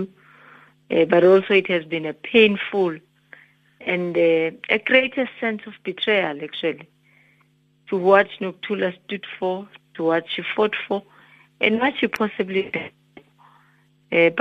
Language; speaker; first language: English; non-native, local second language; Zulu